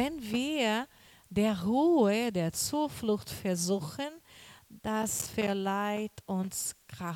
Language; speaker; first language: German; non-native, learner; Portuguese